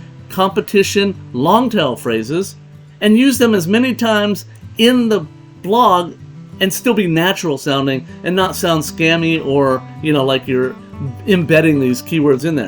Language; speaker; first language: English; native; English